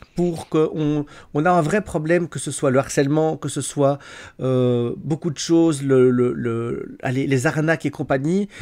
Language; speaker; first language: French; native; French